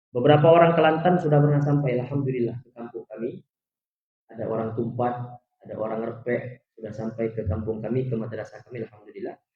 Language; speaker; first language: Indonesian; native; Indonesian